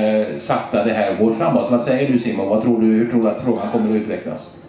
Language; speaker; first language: Swedish; native; Swedish